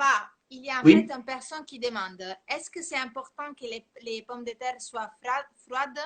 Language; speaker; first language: French; non-native, fluent; Italian